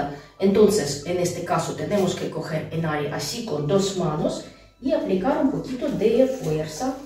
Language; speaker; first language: Spanish; non-native, fluent; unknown